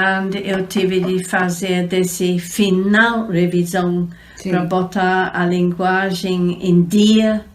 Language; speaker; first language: Portuguese; non-native, fluent; English